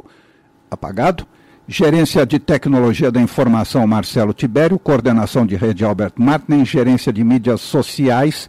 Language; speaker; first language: Portuguese; native; Portuguese